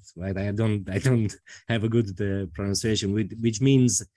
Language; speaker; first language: English; non-native, fluent; Romanian